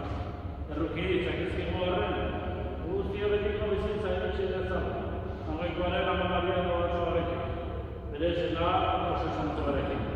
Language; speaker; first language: Basque; native; Basque